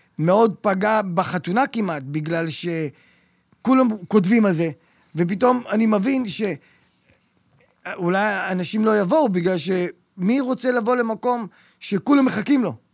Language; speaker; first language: Hebrew; early bilingual, heritage; Hebrew